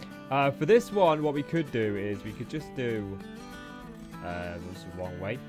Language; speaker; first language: English; native; English